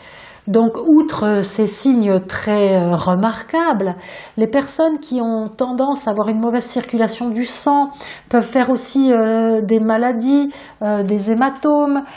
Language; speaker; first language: French; native; French